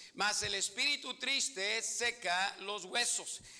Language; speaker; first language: Spanish; early bilingual, heritage; Spanish